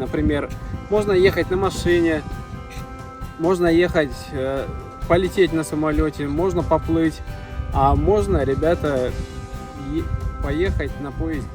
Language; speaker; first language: Russian; native; Russian